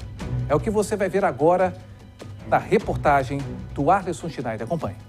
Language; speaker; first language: Portuguese; native; Portuguese